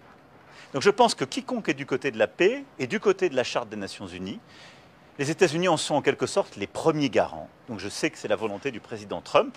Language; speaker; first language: French; native; French